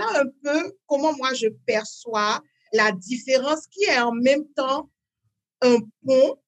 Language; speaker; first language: French; native; French